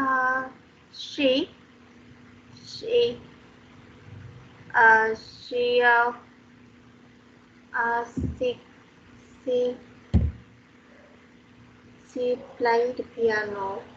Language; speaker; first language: English; non-native, learner; Vietnamese